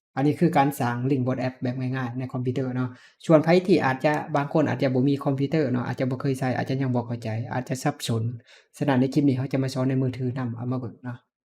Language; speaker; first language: Lao; native; Lao